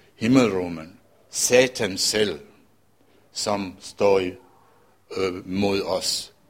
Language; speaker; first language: Danish; non-native, fluent; Sinhala